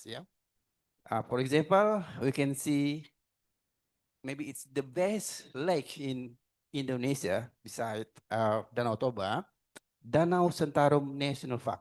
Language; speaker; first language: English; non-native, learner; Indonesian